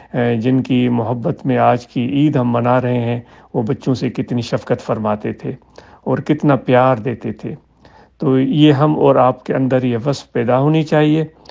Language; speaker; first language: Urdu; non-native, local second language; Sindhi